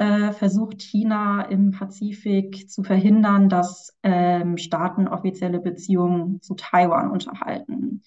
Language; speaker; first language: German; native; German